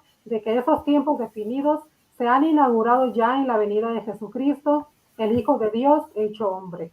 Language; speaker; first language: Spanish; native; Spanish